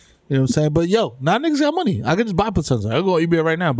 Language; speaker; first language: English; early bilingual, other home language; Spanish